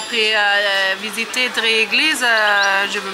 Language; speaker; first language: French; non-native, learner; Italian